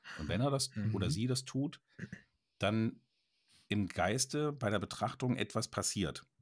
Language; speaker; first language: German; native; German